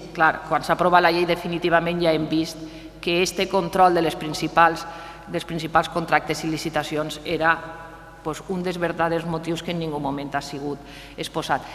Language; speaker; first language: Catalan; native; Catalan